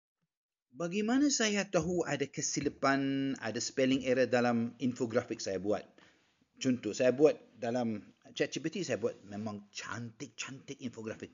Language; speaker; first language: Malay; non-native, learner; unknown